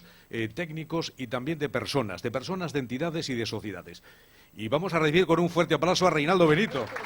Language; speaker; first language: Spanish; native; Spanish